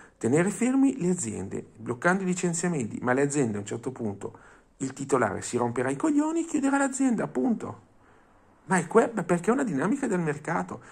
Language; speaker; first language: Italian; non-native, fluent; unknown